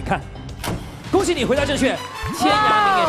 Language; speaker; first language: Chinese; native; Chinese